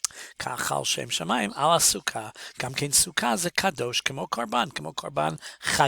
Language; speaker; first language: Hebrew; non-native, fluent; English